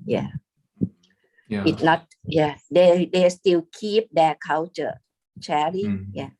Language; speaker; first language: English; non-native, fluent; Thai